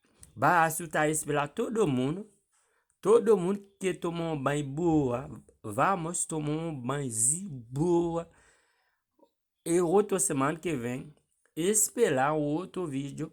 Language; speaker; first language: Portuguese; non-native, learner; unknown